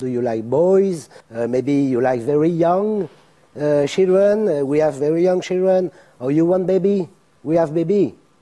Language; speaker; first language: English; non-native, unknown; French